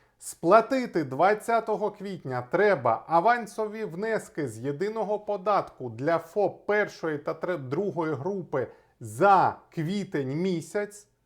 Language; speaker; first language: Ukrainian; non-native, local second language; Russian